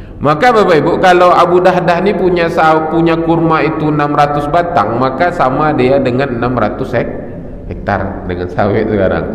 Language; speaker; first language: Malay; native; Malay